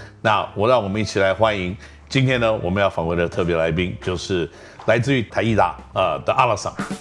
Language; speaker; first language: Chinese; native; Chinese